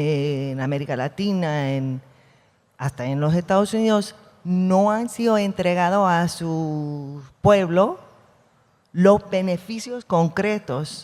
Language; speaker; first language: Spanish; non-native, fluent; English